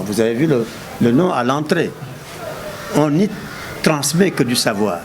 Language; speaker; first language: French; non-native, local second language; Wolof